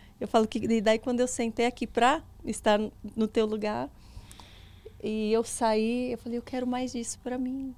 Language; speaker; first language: Portuguese; native; Portuguese